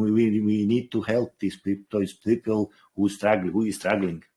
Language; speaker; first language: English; non-native, fluent; Chechen